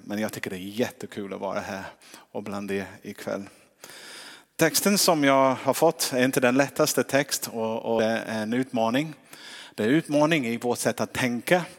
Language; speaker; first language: Swedish; non-native, fluent; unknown